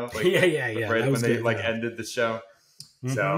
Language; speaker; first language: English; native; English